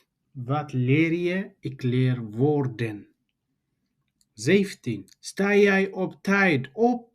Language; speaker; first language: Dutch; non-native, fluent; Tigrinya